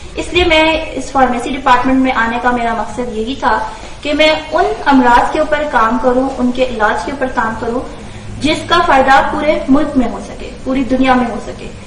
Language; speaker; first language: Urdu; native; Urdu